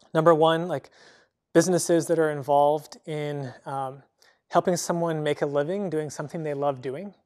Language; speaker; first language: English; native; English